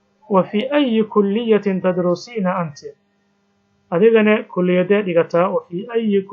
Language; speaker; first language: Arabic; non-native, fluent; Somali